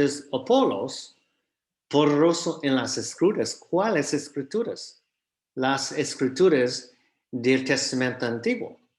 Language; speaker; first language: Spanish; non-native, fluent; English